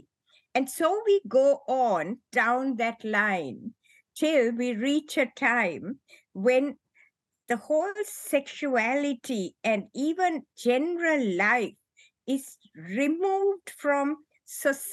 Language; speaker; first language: English; non-native, local second language; Sinhala